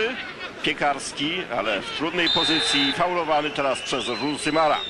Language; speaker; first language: Polish; native; Polish